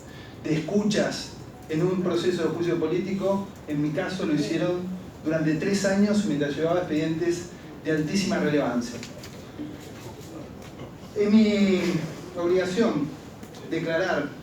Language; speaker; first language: Spanish; native; Spanish